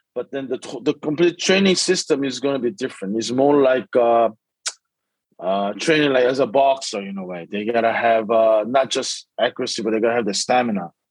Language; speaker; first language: English; early bilingual, other home language; Korean